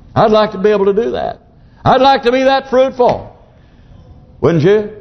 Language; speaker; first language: English; native; English